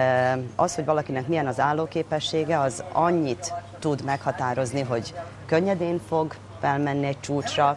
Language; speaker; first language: Hungarian; native; Hungarian